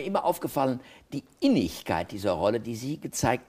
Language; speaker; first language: German; native; German